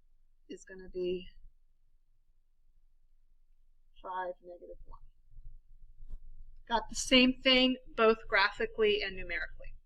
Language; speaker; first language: English; native; English